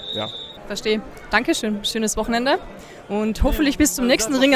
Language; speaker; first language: German; native; German